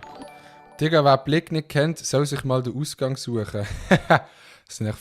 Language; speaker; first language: German; native; German